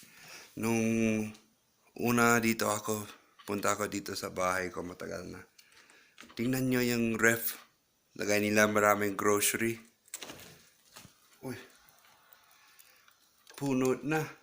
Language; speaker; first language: Filipino; non-native, learner; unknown